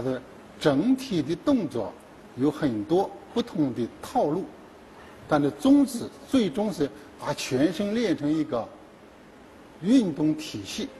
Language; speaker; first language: Chinese; native; Chinese